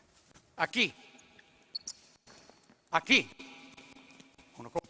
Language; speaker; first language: Spanish; non-native, learner; English